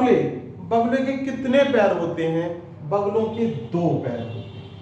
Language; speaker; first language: Hindi; native; Hindi